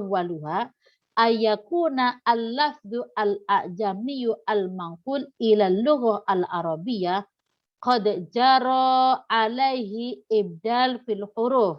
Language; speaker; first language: Arabic; non-native, fluent; Indonesian